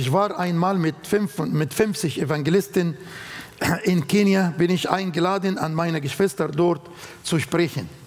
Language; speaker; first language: German; non-native, fluent; Arabic